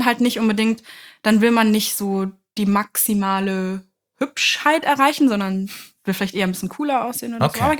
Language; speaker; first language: German; native; German